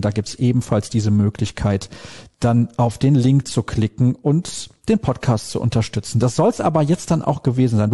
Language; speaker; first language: German; native; German